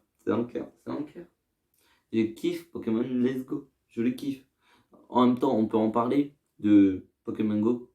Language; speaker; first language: French; native; French